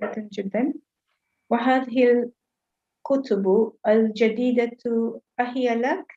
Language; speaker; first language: Arabic; non-native, learner; English